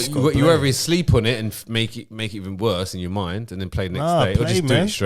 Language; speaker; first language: English; native; English